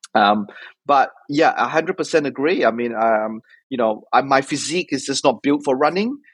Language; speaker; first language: English; native; English